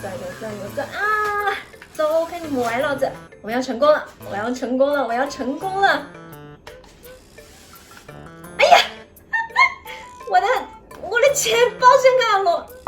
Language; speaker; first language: Chinese; native; Chinese